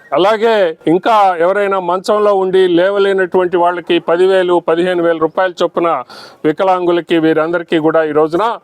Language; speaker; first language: Telugu; native; Telugu